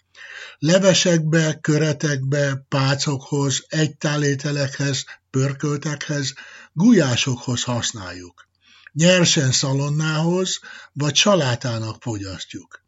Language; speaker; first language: Hungarian; native; Hungarian